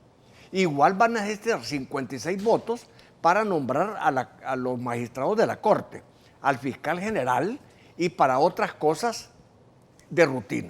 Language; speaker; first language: Spanish; native; Spanish